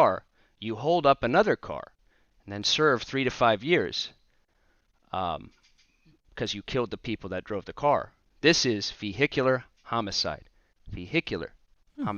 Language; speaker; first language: English; native; English